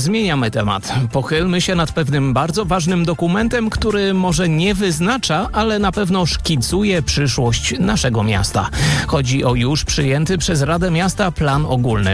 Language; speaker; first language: Polish; native; Polish